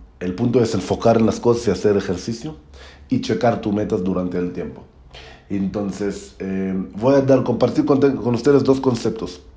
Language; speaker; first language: Spanish; non-native, learner; Hebrew